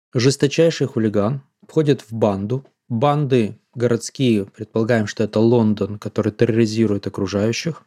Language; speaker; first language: Russian; native; Russian